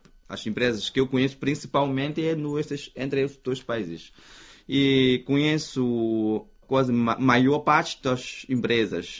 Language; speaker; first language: Portuguese; non-native, fluent; Chinese